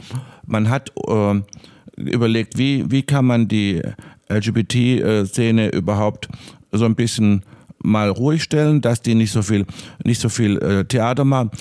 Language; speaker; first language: German; native; German